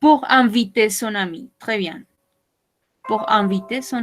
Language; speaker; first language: French; non-native, fluent; Spanish